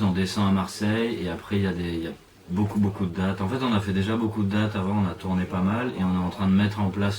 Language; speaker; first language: French; native; French